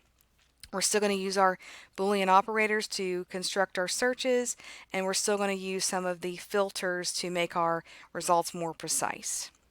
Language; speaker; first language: English; native; English